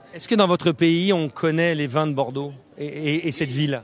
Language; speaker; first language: French; native; French